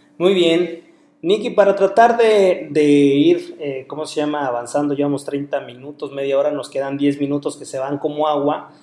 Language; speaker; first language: Spanish; native; Spanish